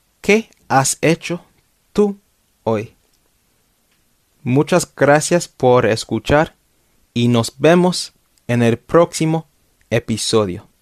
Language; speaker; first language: Spanish; non-native, fluent; English